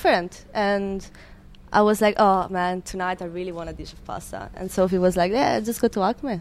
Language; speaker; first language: English; non-native, fluent; Italian